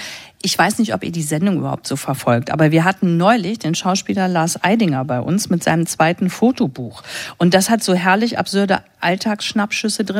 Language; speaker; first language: German; native; German